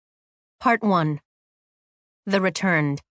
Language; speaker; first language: English; native; English